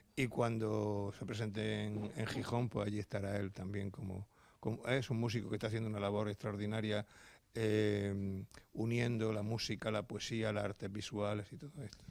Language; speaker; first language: Spanish; native; Spanish